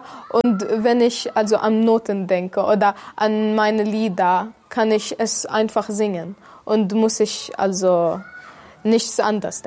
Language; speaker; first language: German; non-native, learner; Arabic